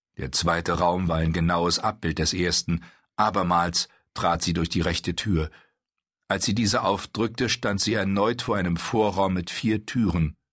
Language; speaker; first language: German; native; German